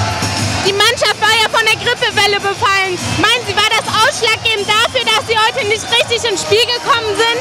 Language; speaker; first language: German; native; German